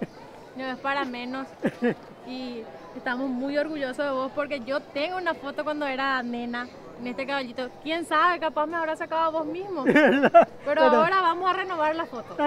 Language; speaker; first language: Spanish; native; Spanish